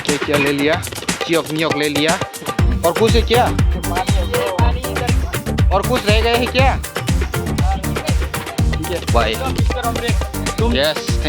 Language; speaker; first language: Hindi; non-native, local second language; Kok Borok